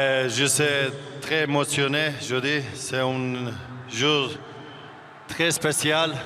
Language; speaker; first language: French; non-native, learner; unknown